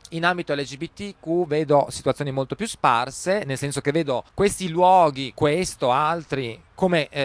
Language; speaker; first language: Italian; native; Italian